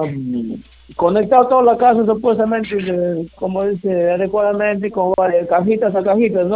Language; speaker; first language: Spanish; native; Spanish